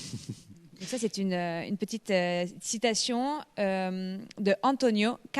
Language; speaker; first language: French; native; French